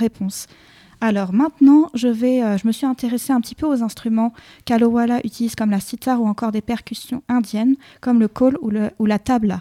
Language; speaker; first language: French; native; French